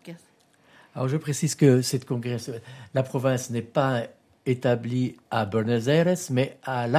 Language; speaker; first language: French; native; French